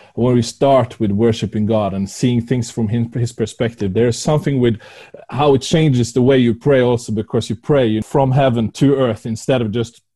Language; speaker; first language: English; non-native, fluent; Norwegian